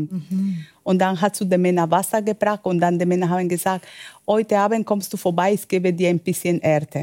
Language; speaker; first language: German; non-native, learner; Spanish